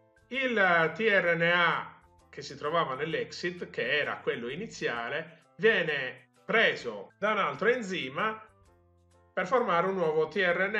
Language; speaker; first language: Italian; native; Italian